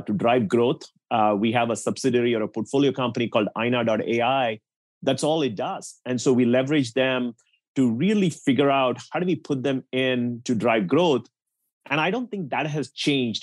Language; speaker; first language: English; non-native, local second language; Tamil